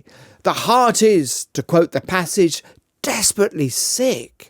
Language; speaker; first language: English; native; English